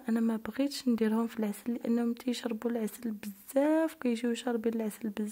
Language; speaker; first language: Arabic; native; Arabic